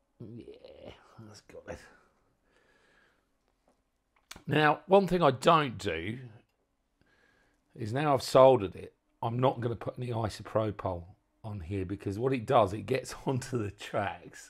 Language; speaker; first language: English; native; English